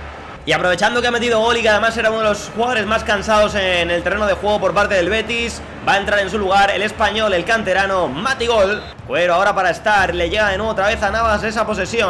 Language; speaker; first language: Spanish; native; Spanish